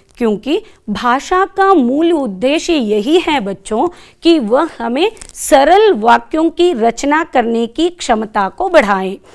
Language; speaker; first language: Hindi; non-native, local second language; Kannada